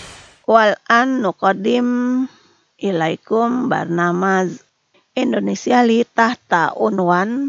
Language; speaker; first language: Arabic; non-native, fluent; Indonesian